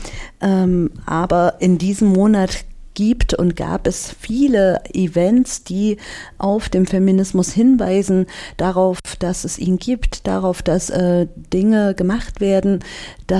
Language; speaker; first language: German; native; German